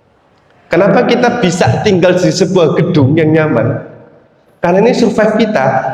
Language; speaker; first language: Indonesian; native; Indonesian